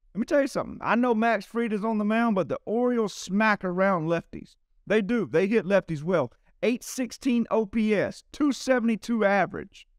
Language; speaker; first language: English; native; English